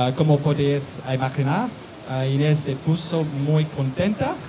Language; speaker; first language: Spanish; non-native, learner; English